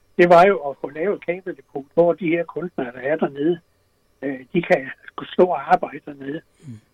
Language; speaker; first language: Danish; native; Danish